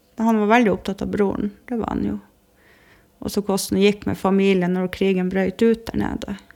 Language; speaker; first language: Norwegian; native; Norwegian